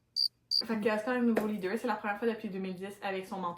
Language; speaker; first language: French; native; French